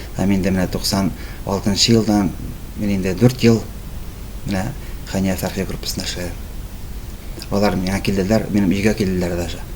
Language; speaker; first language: Tatar; native; Tatar